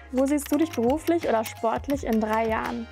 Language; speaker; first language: German; native; German